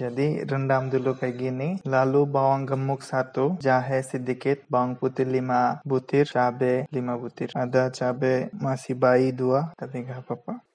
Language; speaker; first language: Indonesian; non-native, fluent; Bangla